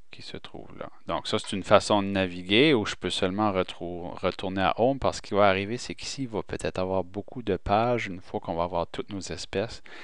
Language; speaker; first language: French; native; French